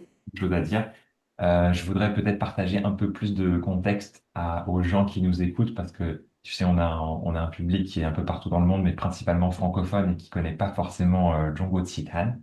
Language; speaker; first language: French; native; French